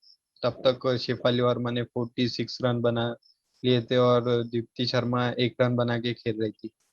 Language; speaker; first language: Hindi; native; Hindi